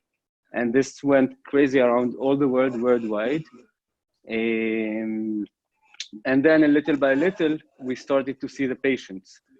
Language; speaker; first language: English; non-native, fluent; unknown